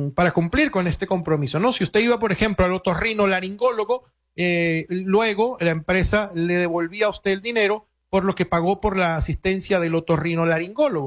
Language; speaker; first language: Spanish; native; Spanish